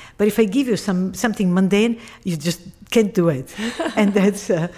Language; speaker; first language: English; non-native, fluent; Italian